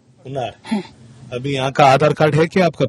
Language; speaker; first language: Hindi; non-native, local second language; Kannada